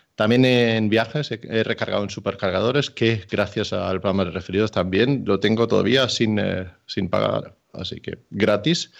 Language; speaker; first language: Spanish; non-native, fluent; Danish